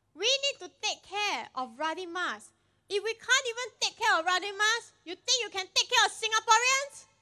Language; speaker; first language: English; non-native, local second language; Chinese